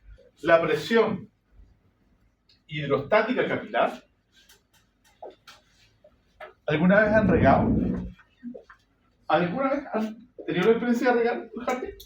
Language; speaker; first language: Spanish; native; Spanish